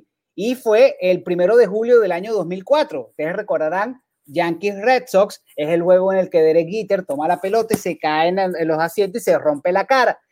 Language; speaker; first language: Spanish; native; Spanish